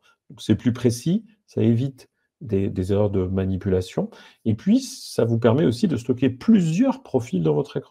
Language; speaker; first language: French; native; French